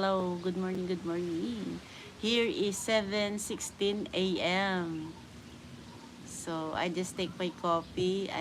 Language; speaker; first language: English; non-native, local second language; Filipino